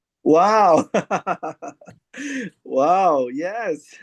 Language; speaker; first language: English; non-native, learner; Portuguese